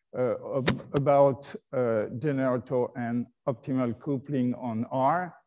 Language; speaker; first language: English; non-native, fluent; French